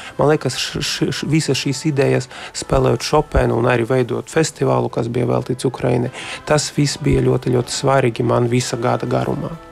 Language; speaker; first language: Latvian; non-native, local second language; Russian